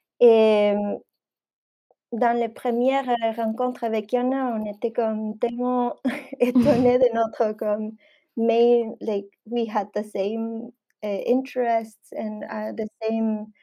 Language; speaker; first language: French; non-native, fluent; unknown